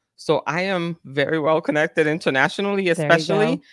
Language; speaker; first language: English; non-native, fluent; Italian